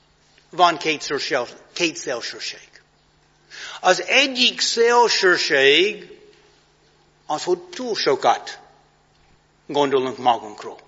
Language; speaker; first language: Hungarian; non-native, fluent; English